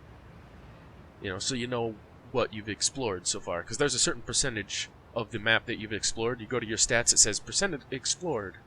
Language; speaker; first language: English; native; English